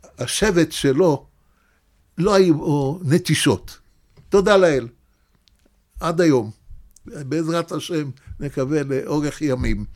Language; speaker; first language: Hebrew; native; Hebrew